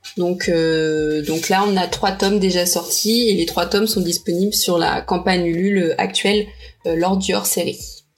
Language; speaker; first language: French; early bilingual, other home language; Portuguese